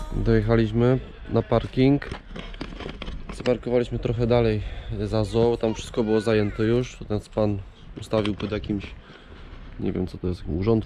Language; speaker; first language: Polish; native; Polish